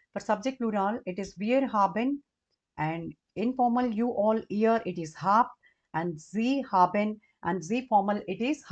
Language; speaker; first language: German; non-native, fluent; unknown